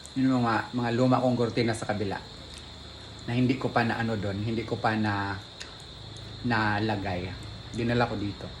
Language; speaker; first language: Filipino; non-native, local second language; Cebuano